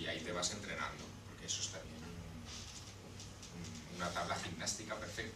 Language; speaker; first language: Spanish; native; Spanish